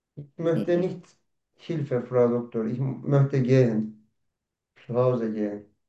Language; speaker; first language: German; non-native, learner; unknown